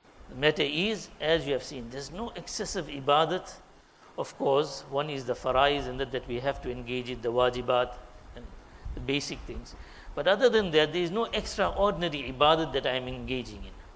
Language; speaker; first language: English; native; English